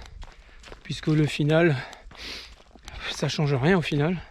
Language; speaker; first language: French; native; French